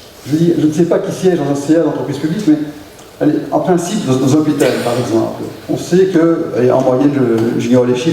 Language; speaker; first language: French; native; French